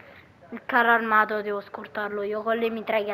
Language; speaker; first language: Italian; native; Italian